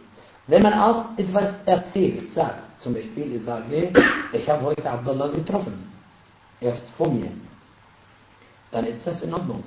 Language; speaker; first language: German; non-native, fluent; Arabic